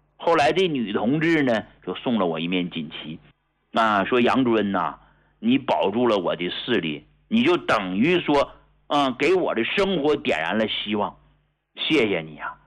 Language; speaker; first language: Chinese; native; Chinese